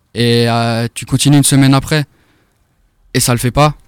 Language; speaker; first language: French; native; French